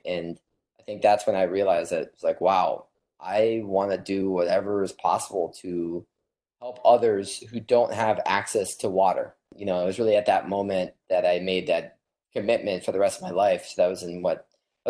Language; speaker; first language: English; native; English